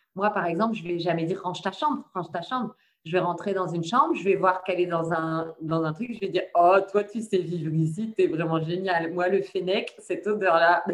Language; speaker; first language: French; native; French